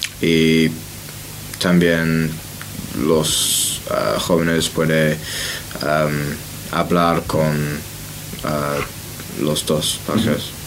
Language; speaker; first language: Spanish; non-native, learner; English